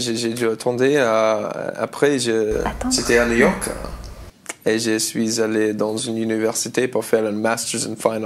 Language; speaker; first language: French; non-native, learner; English